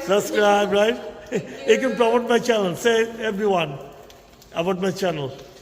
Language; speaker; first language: English; non-native, local second language; Bangla